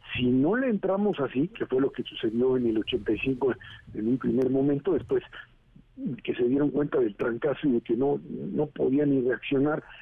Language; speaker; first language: Spanish; native; Spanish